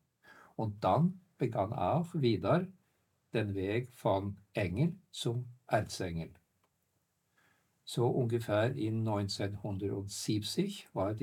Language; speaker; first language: German; non-native, fluent; Norwegian